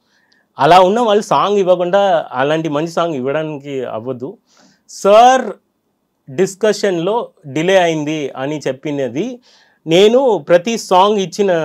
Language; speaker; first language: Telugu; non-native, fluent; Tamil